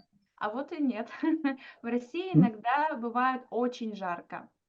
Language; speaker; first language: Russian; non-native, fluent; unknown